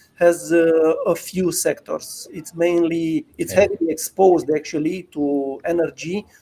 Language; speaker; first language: English; non-native, fluent; Romanian